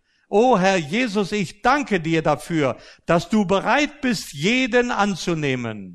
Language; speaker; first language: German; native; German